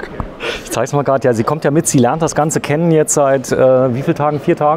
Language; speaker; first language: German; native; German